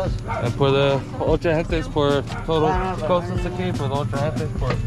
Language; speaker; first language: Spanish; non-native, learner; English